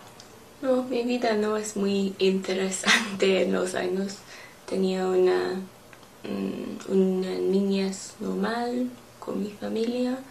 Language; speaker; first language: Spanish; non-native, learner; English